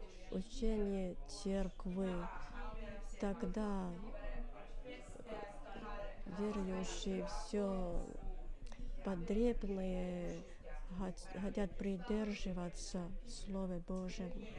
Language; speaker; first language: Russian; non-native, learner; Finnish